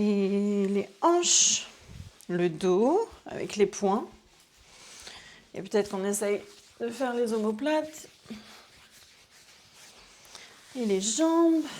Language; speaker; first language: French; native; French